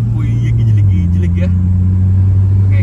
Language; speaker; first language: Indonesian; native; Indonesian